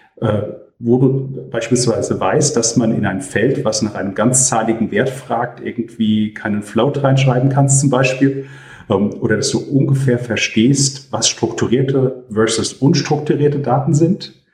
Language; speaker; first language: German; native; German